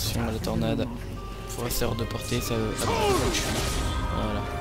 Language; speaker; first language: French; native; French